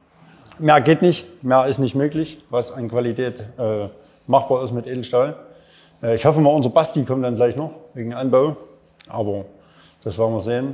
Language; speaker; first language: German; native; German